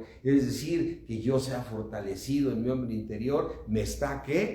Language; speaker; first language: Spanish; native; Spanish